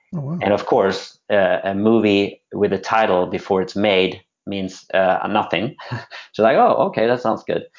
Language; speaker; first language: English; non-native, fluent; Swedish